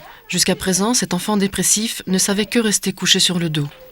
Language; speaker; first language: French; native; French